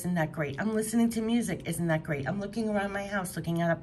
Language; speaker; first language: English; native; English